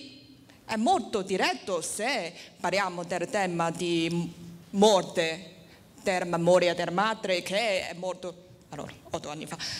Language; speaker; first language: Italian; non-native, learner; Chinese